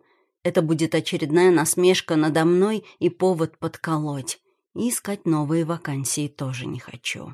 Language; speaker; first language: Russian; native; Russian